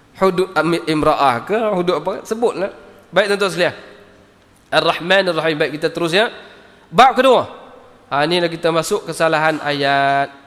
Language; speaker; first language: Malay; native; Malay